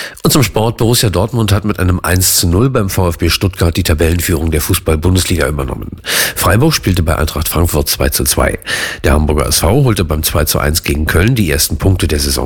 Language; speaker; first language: German; native; German